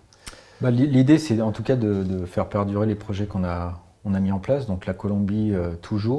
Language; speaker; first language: French; native; French